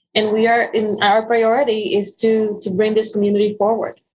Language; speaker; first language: English; non-native, fluent; Spanish